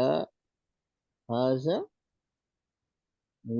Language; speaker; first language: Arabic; non-native, fluent; Urdu